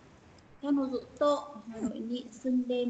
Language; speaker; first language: Japanese; non-native, learner; Vietnamese